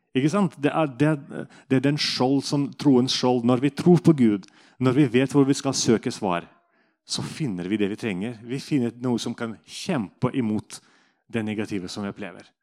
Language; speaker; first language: Norwegian; non-native, fluent; Russian